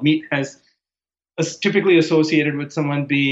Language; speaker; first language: English; non-native, local second language; Hindi